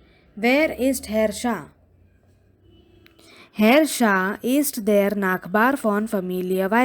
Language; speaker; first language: German; non-native, fluent; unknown